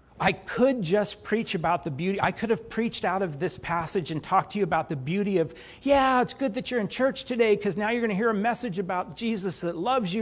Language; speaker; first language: English; native; English